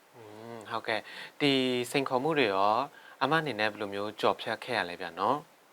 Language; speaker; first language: Burmese; non-native, local second language; Shan